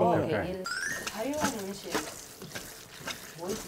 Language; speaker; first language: Korean; non-native, learner; English